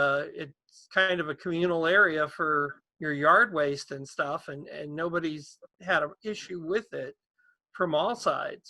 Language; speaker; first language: English; native; English